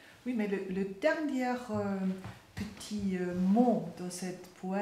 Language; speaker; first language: French; non-native, fluent; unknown